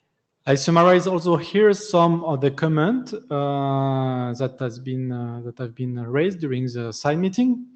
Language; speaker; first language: English; non-native, fluent; French